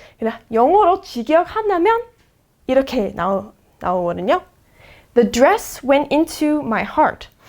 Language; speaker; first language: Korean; non-native, fluent; English